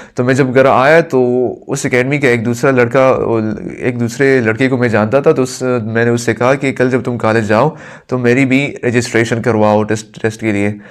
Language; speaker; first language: Urdu; non-native, local second language; Pashto